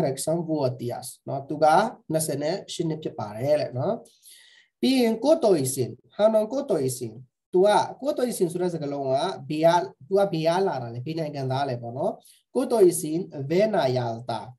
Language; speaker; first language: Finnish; non-native, fluent; Burmese